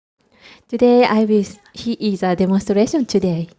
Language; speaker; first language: English; non-native, learner; Japanese